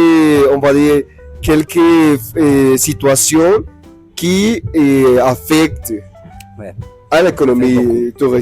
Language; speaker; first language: French; non-native, learner; Spanish